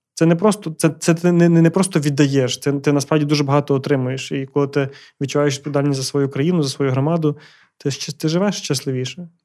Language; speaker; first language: Ukrainian; early bilingual, heritage; Ukrainian